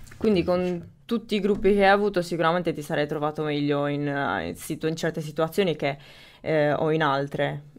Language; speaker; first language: Italian; early bilingual, other home language; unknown